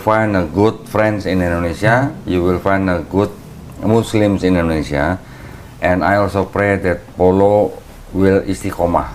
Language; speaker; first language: English; non-native, fluent; Indonesian